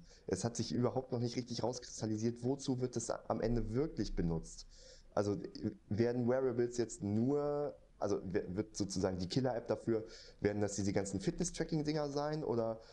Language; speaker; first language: German; native; German